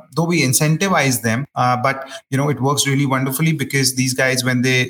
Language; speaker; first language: English; non-native, local second language; Hindi